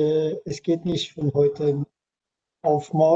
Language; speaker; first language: German; non-native, learner; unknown